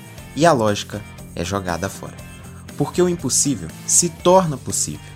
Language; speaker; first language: Portuguese; native; Portuguese